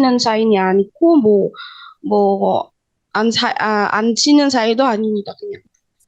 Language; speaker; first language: Korean; non-native, learner; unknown